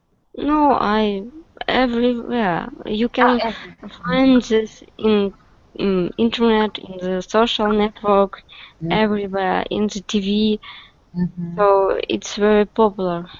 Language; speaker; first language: English; non-native, learner; Russian